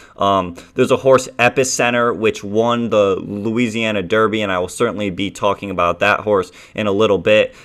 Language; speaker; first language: English; native; English